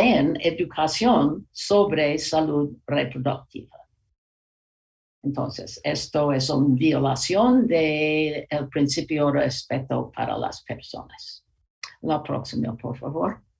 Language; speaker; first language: Spanish; non-native, learner; English